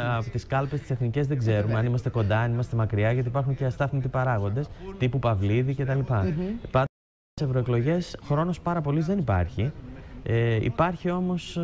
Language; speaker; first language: Greek; native; Greek